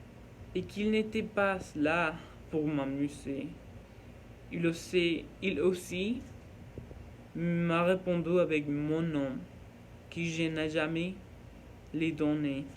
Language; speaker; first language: French; non-native, learner; Norwegian